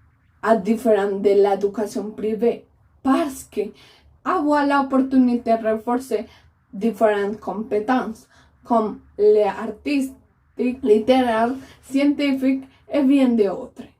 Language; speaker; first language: French; non-native, learner; Spanish